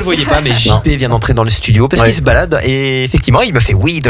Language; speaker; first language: French; native; French